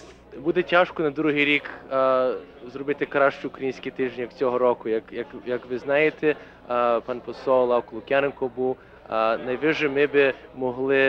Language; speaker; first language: Ukrainian; early bilingual, heritage; Ukrainian